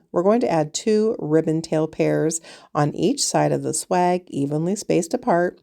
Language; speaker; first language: English; native; English